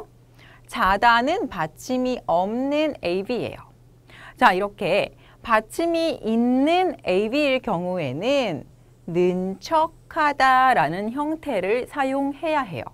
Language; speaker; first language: Korean; native; Korean